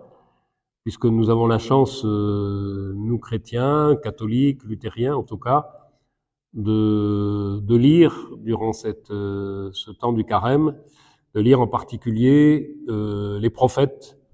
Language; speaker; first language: French; native; French